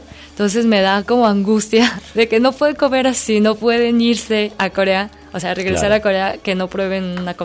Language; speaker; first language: Spanish; non-native, fluent; Korean